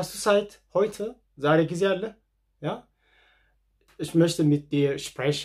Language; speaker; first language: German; non-native, fluent; Amharic